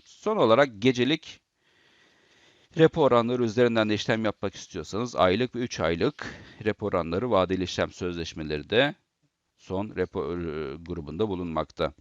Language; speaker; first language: Turkish; native; Turkish